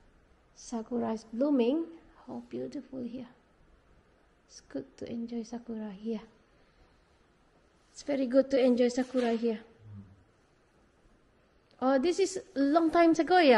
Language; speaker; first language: English; non-native, learner; Indonesian